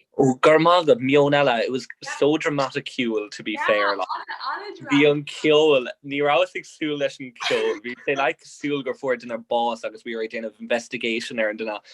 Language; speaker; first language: Irish; non-native, local second language; English